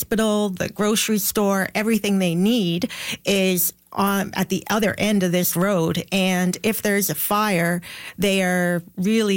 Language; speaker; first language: English; native; English